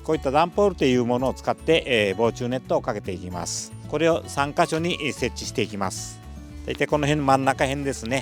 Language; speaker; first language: Japanese; native; Japanese